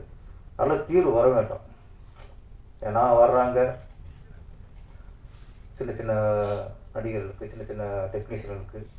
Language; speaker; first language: Tamil; native; Tamil